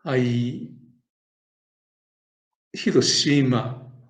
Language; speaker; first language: Portuguese; non-native, learner; Japanese